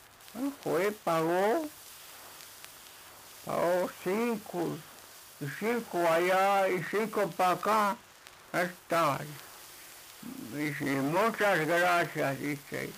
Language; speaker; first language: Spanish; non-native, local second language; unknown